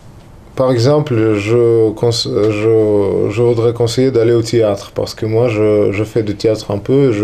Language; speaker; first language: French; non-native, learner; Russian